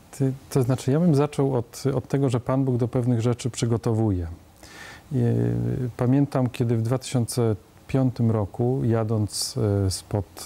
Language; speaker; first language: Polish; native; Polish